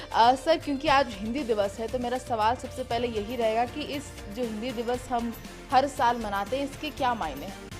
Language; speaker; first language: Hindi; native; Hindi